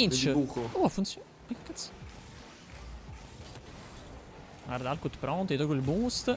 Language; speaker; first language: Italian; native; Italian